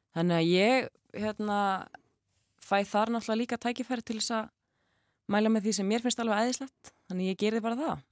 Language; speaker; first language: Icelandic; native; Icelandic